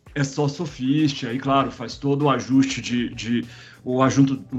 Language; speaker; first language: Portuguese; native; Portuguese